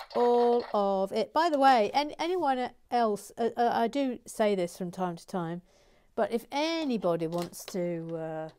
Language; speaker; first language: English; native; English